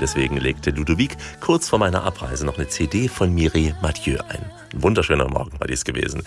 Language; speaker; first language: German; native; German